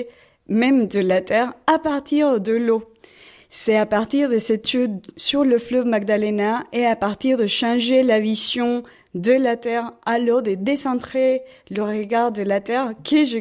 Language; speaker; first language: French; non-native, fluent; Spanish